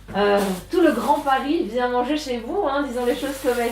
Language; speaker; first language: French; native; French